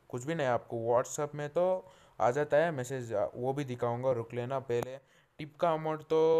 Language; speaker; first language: Hindi; non-native, local second language; Telugu